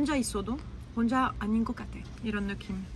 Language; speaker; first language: Korean; non-native, fluent; French